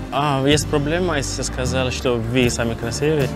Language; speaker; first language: Russian; non-native, learner; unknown